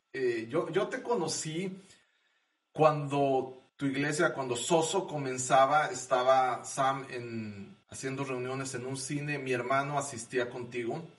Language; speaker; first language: Spanish; native; Spanish